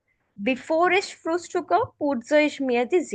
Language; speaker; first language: German; non-native, fluent; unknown